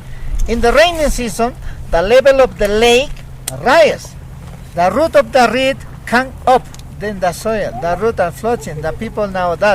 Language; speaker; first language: English; non-native, learner; Spanish